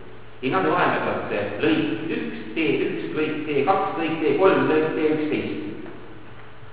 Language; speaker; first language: Russian; non-native, local second language; Estonian